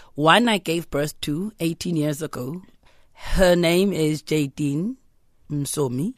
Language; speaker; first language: English; non-native, local second language; Zulu